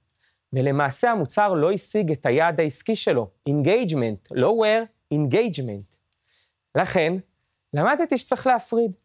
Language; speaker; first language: Hebrew; native; Hebrew